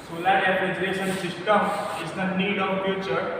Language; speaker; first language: English; non-native, local second language; Gujarati